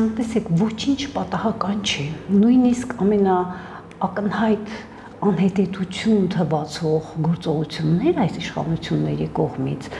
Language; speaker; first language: Armenian; native; Armenian